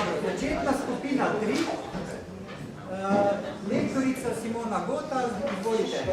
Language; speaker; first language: Slovenian; native; Slovenian